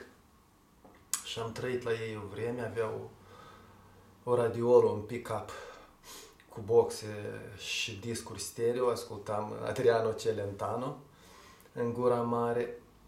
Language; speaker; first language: Romanian; native; Romanian